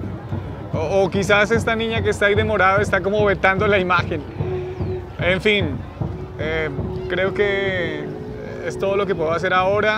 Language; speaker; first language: Spanish; native; Spanish